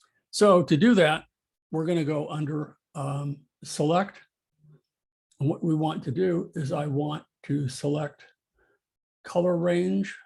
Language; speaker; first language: English; native; English